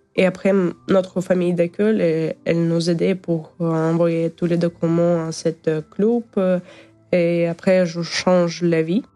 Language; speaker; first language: French; non-native, learner; Ukrainian